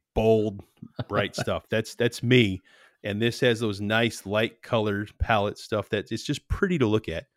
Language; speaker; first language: English; native; English